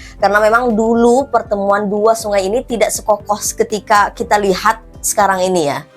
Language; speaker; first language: Indonesian; native; Indonesian